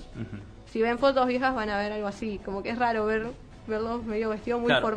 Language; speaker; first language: Spanish; native; Spanish